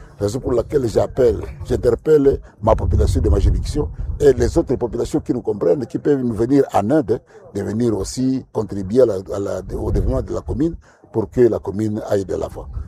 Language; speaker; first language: French; non-native, local second language; Nande